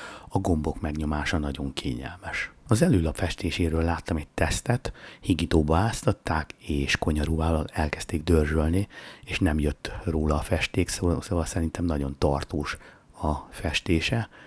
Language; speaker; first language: Hungarian; native; Hungarian